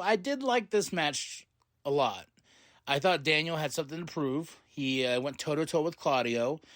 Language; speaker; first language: English; native; English